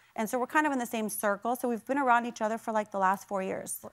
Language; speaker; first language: English; native; English